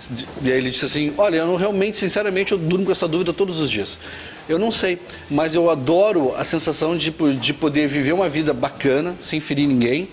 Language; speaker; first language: Portuguese; native; Portuguese